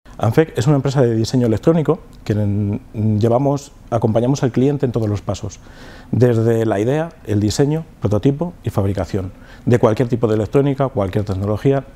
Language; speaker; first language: Spanish; native; Spanish